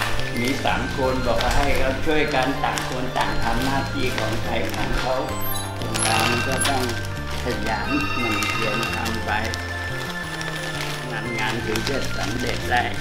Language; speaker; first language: Thai; non-native, local second language; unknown